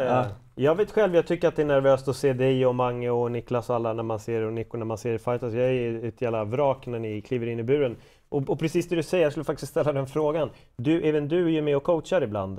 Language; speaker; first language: Swedish; native; Swedish